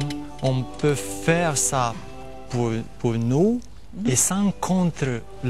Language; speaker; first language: French; non-native, fluent; Romanian